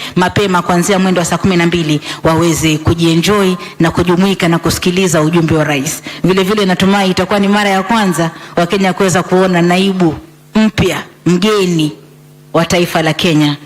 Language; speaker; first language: Swahili; native; Swahili